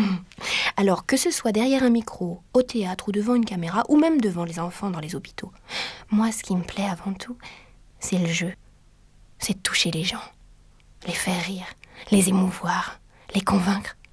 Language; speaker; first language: French; native; French